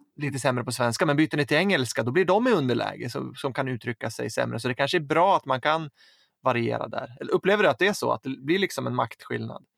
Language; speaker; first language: Swedish; native; Swedish